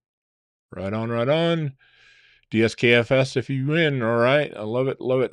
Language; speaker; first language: English; native; English